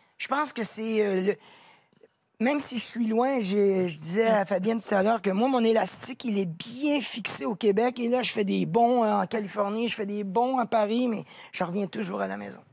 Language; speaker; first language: French; native; French